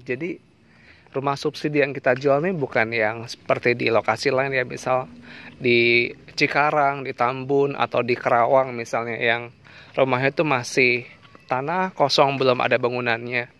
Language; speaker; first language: Indonesian; native; Indonesian